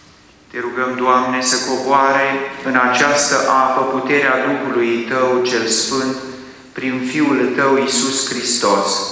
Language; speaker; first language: Romanian; native; Romanian